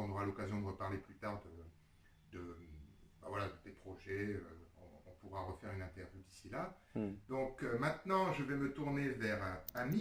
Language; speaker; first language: French; native; French